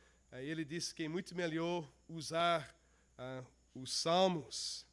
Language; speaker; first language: Portuguese; non-native, fluent; English